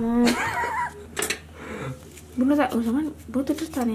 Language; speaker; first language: Turkish; non-native, learner; Indonesian